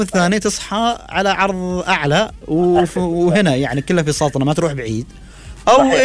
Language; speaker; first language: Arabic; native; Arabic